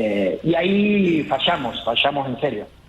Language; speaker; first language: Spanish; native; Spanish